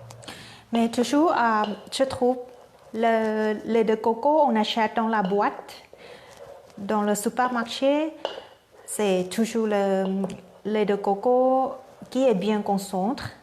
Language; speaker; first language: French; non-native, learner; Thai